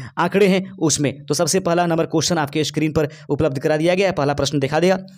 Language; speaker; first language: Hindi; native; Hindi